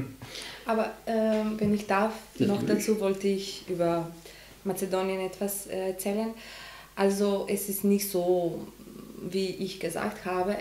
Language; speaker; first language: German; non-native, learner; Macedonian